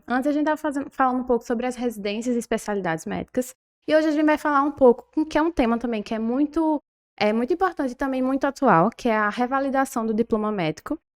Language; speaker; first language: Portuguese; native; Portuguese